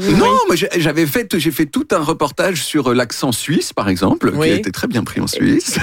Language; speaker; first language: French; native; French